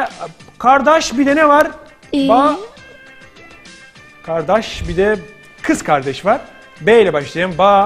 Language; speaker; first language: Turkish; native; Turkish